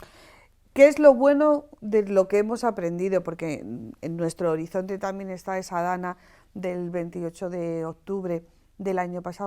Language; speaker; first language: Spanish; native; Spanish